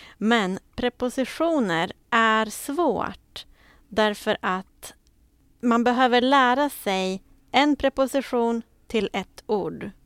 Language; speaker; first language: Swedish; native; Swedish